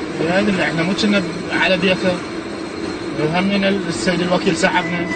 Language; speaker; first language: Arabic; native; Arabic